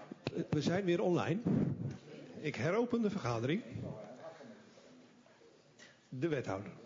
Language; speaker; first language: Dutch; native; Dutch